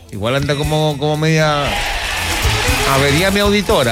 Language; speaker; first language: Spanish; native; Spanish